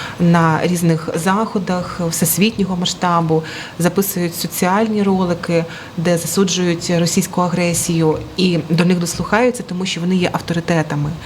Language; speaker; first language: Ukrainian; native; Ukrainian